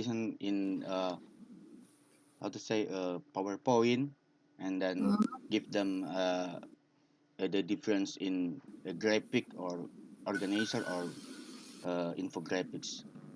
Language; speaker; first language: English; non-native, learner; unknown